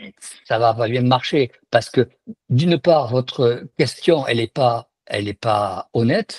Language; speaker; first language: French; native; French